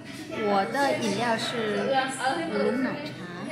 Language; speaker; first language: Chinese; non-native, fluent; Vietnamese